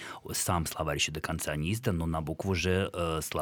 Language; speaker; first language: Russian; native; Russian